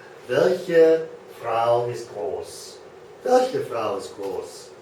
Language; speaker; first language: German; non-native, fluent; English